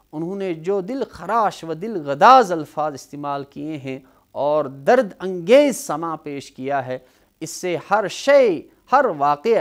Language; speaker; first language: Urdu; non-native, local second language; Kashmiri